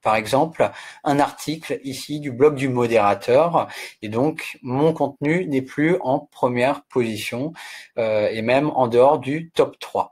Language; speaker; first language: French; native; French